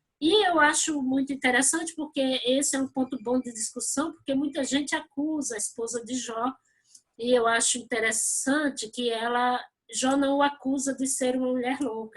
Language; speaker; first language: Portuguese; native; Portuguese